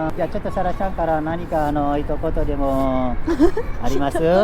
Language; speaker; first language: Japanese; non-native, fluent; Indonesian